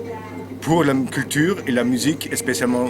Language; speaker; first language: French; non-native, learner; German